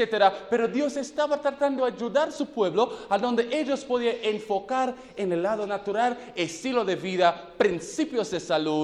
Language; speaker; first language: Spanish; non-native, fluent; English